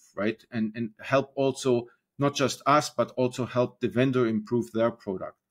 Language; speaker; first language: English; non-native, fluent; German